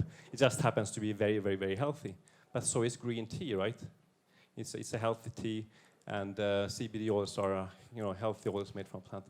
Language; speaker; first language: English; non-native, fluent; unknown